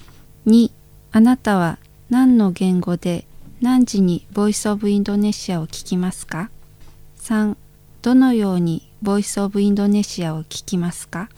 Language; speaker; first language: Japanese; non-native, fluent; Indonesian